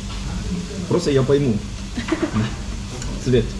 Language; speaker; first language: Russian; non-native, fluent; Korean